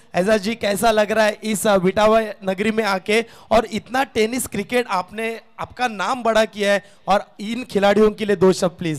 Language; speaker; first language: Hindi; non-native, local second language; Marathi